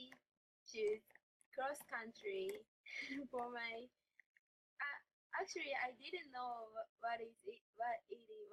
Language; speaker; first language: English; non-native, learner; Japanese